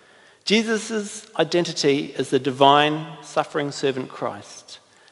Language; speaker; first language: English; native; English